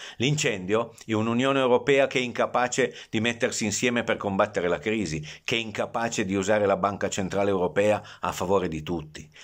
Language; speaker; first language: Italian; native; Italian